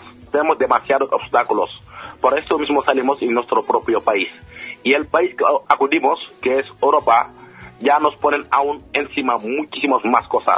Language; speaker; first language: Spanish; non-native, fluent; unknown